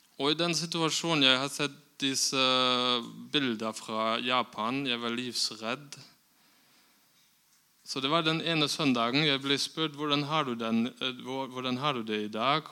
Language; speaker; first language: Norwegian; non-native, fluent; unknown